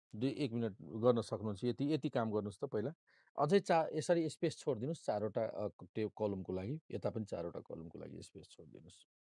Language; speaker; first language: Nepali; non-native, local second language; Maithili